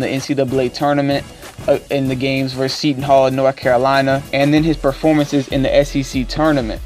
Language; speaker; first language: English; native; English